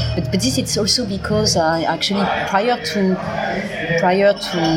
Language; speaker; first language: English; non-native, fluent; French